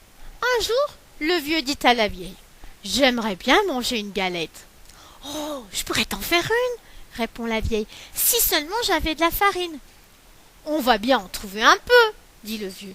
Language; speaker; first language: French; native; French